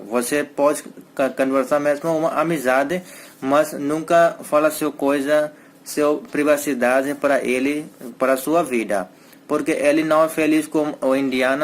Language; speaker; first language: Portuguese; non-native, learner; Hindi